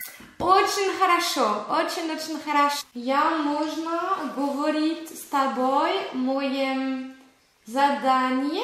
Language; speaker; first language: Russian; non-native, learner; French